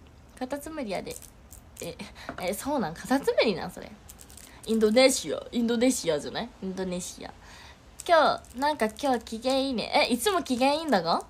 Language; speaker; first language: Japanese; native; Japanese